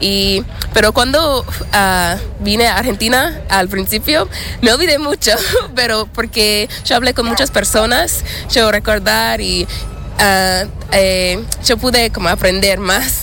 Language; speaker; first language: Spanish; non-native, learner; English